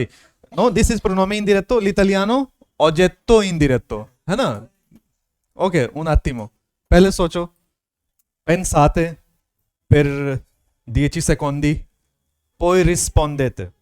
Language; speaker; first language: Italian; non-native, fluent; Hindi